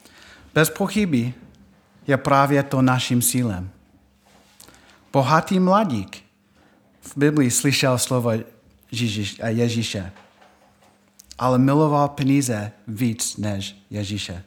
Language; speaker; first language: Czech; non-native, fluent; English